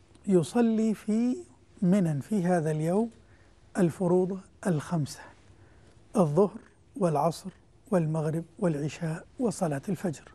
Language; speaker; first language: Arabic; native; Arabic